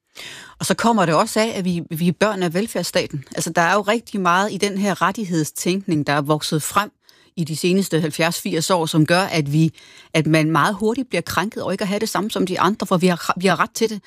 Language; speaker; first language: Danish; native; Danish